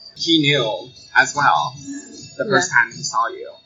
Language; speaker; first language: English; non-native, fluent; Chinese